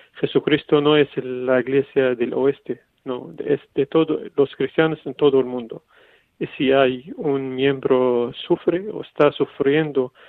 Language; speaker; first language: Spanish; non-native, fluent; Arabic